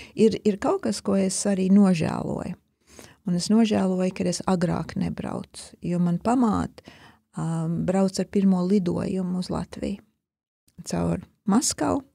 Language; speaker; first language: Latvian; early bilingual, heritage; Latvian